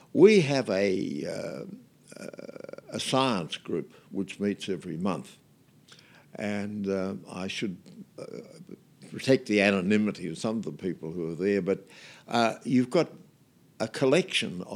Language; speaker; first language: English; native; English